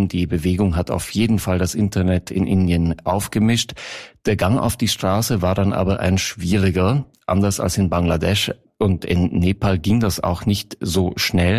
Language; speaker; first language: German; native; German